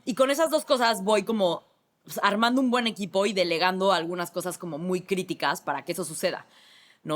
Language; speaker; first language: Spanish; native; Spanish